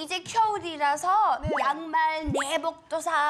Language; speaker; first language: Korean; non-native, learner; English